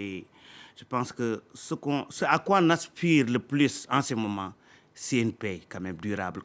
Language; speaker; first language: French; non-native, local second language; Fula